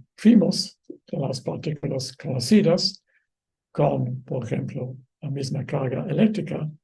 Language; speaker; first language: Spanish; non-native, fluent; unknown